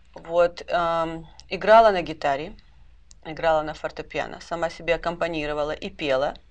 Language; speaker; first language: Russian; native; Russian